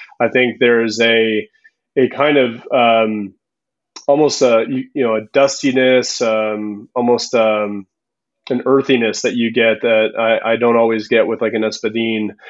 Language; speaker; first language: English; early bilingual, other home language; Spanish